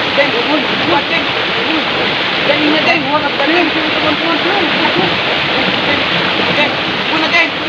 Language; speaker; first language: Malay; non-native, local second language; Sundanese